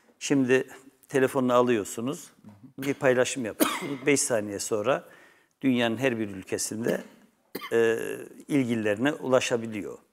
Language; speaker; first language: Turkish; native; Turkish